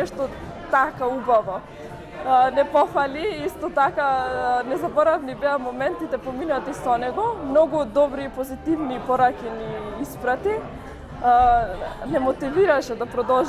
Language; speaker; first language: Macedonian; non-native, local second language; Albanian